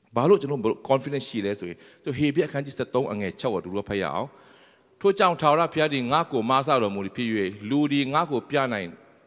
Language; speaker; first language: Burmese; non-native, local second language; Tedim Chin